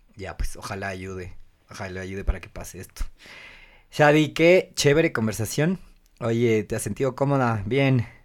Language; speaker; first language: Spanish; native; Spanish